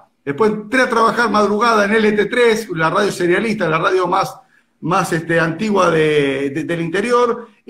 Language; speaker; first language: Spanish; native; Spanish